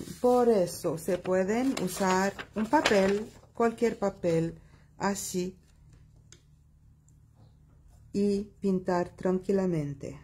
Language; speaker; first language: Spanish; non-native, fluent; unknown